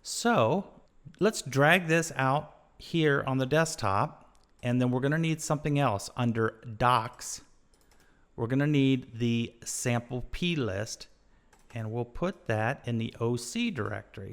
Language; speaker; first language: English; native; English